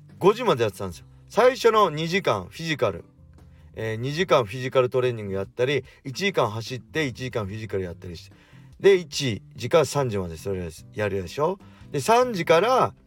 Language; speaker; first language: Japanese; native; Japanese